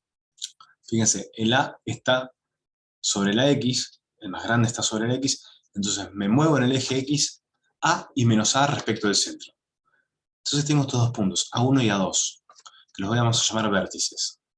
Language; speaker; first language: Spanish; native; Spanish